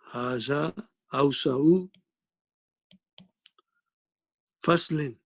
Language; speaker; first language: Arabic; non-native, fluent; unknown